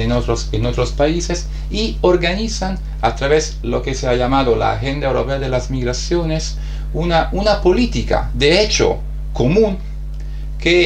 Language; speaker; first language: Spanish; non-native, fluent; Italian